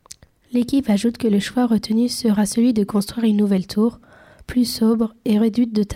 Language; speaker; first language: French; native; French